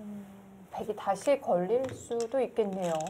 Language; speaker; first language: Korean; native; Korean